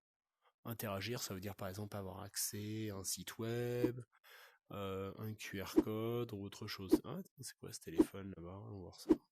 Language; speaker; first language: French; native; French